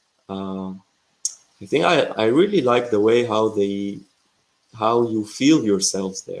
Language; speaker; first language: English; non-native, fluent; Arabic